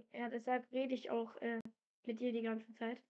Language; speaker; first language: German; native; German